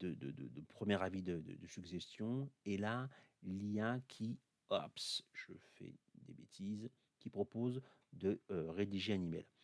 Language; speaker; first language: French; native; French